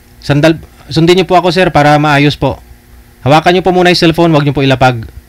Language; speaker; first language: Filipino; native; Filipino